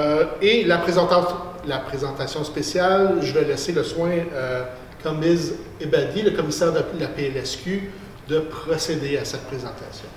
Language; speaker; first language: French; native; French